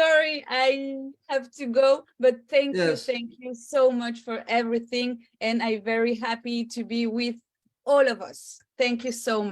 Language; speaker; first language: English; non-native, learner; French